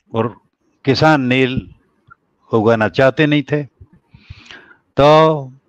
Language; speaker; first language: Hindi; native; Hindi